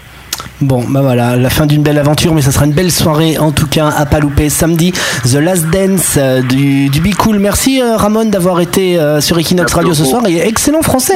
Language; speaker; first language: French; native; French